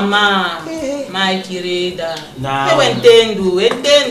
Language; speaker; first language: Portuguese; non-native, learner; Lingala